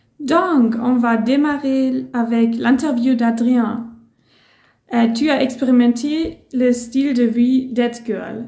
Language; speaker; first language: French; non-native, learner; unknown